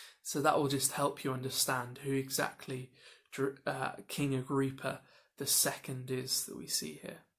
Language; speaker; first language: English; native; English